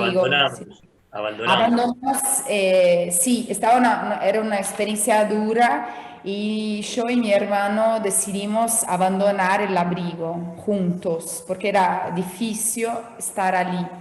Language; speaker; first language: Spanish; non-native, fluent; Portuguese